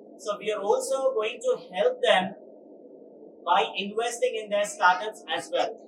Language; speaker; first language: English; non-native, local second language; Telugu